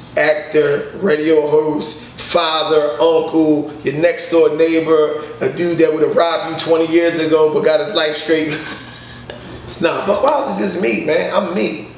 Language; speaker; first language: English; native; English